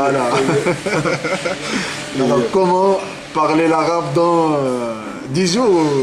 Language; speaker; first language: French; non-native, local second language; Arabic